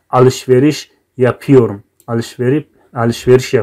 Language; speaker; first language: Turkish; non-native, fluent; Tajik